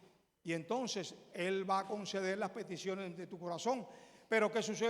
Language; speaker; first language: Spanish; native; Spanish